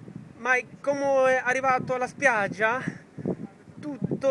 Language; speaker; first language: Italian; non-native, learner; Czech